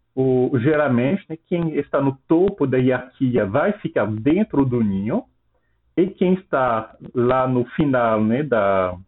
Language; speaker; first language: Portuguese; non-native, fluent; French